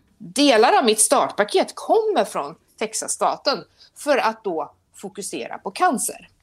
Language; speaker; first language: Swedish; native; Swedish